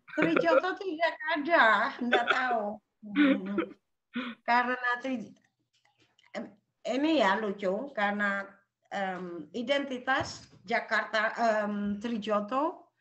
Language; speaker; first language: Indonesian; non-native, local second language; Javanese